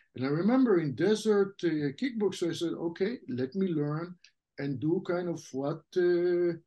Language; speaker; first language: English; non-native, fluent; French